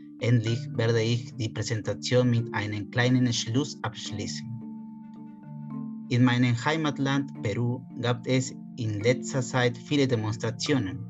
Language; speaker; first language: German; non-native, fluent; Spanish